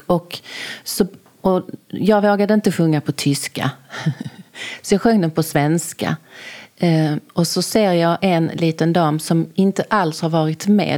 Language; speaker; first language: Swedish; native; Swedish